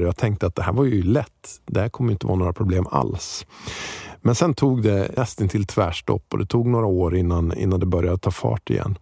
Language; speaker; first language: Swedish; native; Swedish